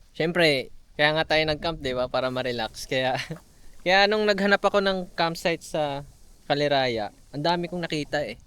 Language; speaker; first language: Filipino; non-native, local second language; Cebuano